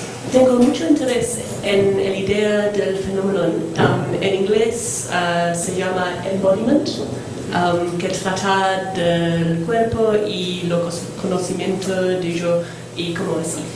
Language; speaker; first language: Spanish; non-native, fluent; English